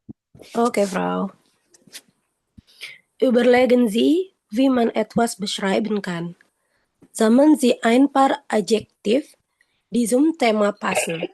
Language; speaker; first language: German; non-native, learner; Indonesian